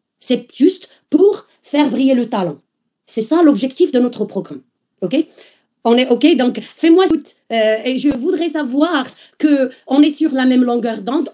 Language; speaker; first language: French; non-native, local second language; Arabic